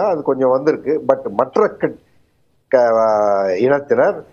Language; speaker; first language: Tamil; native; Tamil